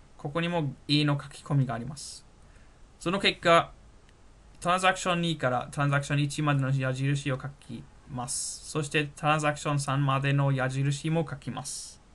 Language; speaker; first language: Japanese; non-native, fluent; German